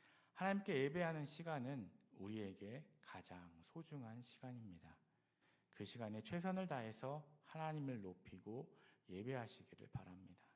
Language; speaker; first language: Korean; native; Korean